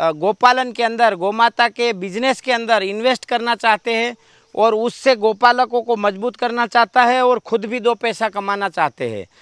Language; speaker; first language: Hindi; non-native, local second language; Gujarati